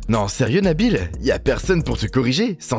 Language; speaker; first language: French; native; French